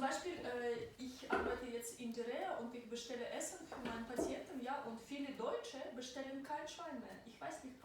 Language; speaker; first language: German; non-native, learner; Russian